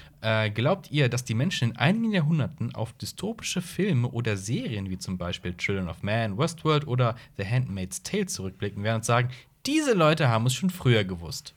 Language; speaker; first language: German; native; German